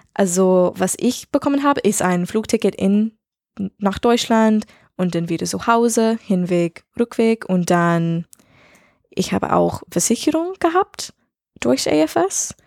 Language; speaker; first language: German; non-native, learner; English